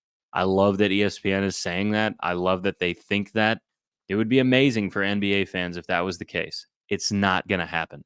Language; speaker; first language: English; native; English